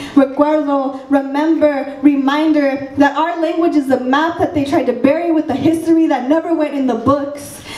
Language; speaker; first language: English; early bilingual, other home language; Spanish